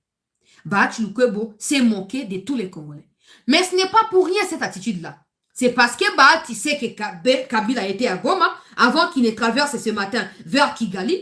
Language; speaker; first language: French; non-native, local second language; Lingala